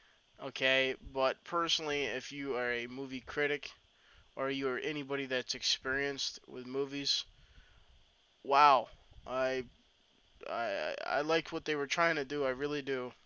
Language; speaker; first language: English; native; English